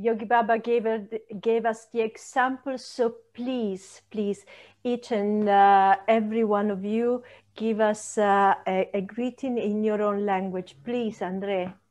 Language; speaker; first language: English; non-native, fluent; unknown